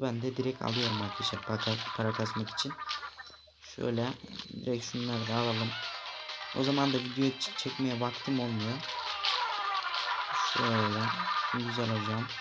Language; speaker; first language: Turkish; native; Turkish